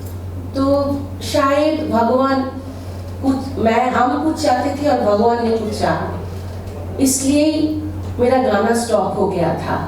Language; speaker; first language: Hindi; non-native, local second language; Bangla